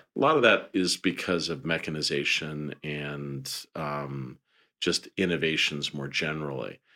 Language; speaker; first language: English; native; English